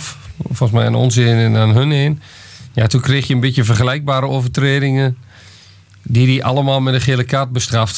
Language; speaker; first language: Dutch; native; Dutch